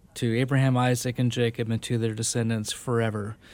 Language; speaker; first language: English; native; English